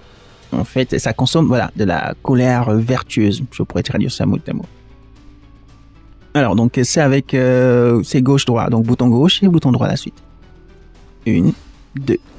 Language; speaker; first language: French; native; French